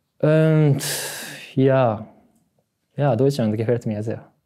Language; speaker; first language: German; non-native, learner; Japanese